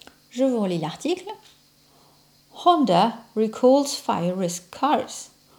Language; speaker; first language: French; native; French